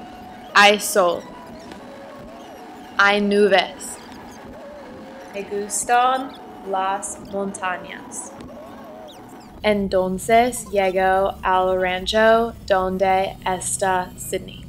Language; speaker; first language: Spanish; non-native, learner; English